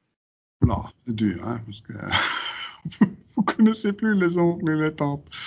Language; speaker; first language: French; non-native, fluent; Dutch